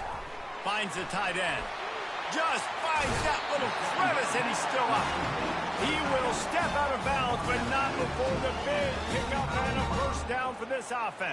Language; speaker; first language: English; native; English